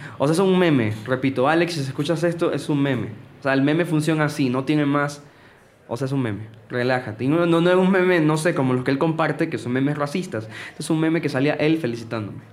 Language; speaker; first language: Spanish; native; Spanish